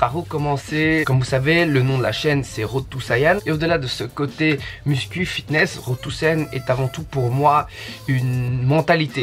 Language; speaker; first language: French; native; French